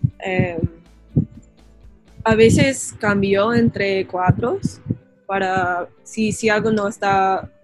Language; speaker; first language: Spanish; non-native, learner; English